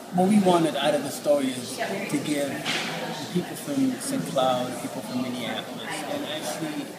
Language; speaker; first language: English; early bilingual, other home language; Somali